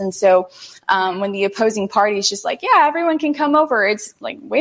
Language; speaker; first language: English; early bilingual, other home language; Spanish